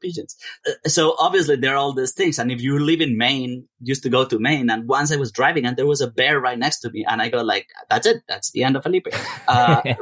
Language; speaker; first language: English; non-native, fluent; Spanish